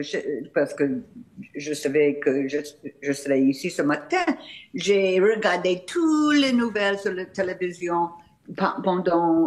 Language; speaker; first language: French; non-native, fluent; English